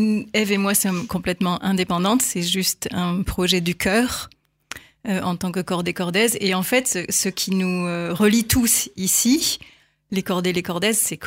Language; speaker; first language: French; native; French